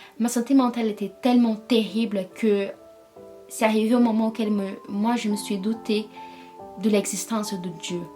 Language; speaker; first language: French; non-native, fluent; Portuguese